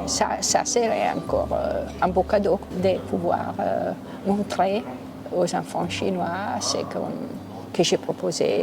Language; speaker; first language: French; non-native, local second language; Italian